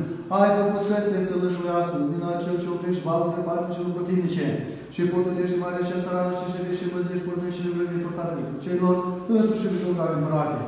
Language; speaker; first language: Romanian; native; Romanian